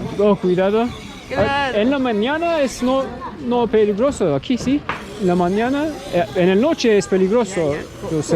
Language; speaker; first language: Spanish; non-native, learner; Turkish